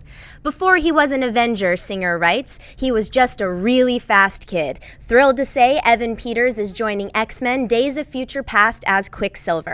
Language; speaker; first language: English; native; English